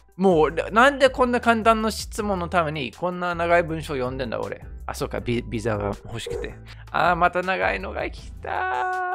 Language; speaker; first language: Japanese; non-native, fluent; English